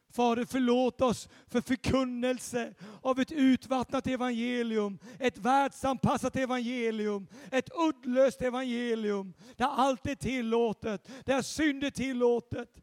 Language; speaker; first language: Swedish; native; Swedish